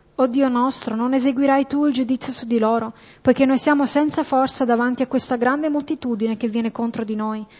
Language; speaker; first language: Italian; native; Italian